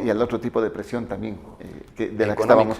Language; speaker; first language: Spanish; native; Spanish